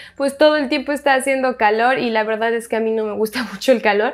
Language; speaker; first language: Spanish; non-native, fluent; French